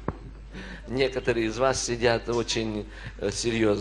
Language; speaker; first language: Polish; non-native, learner; Russian